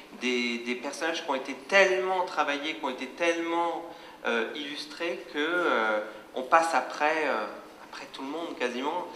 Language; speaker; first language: French; native; French